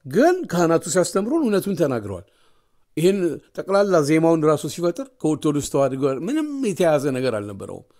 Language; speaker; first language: Amharic; native; Amharic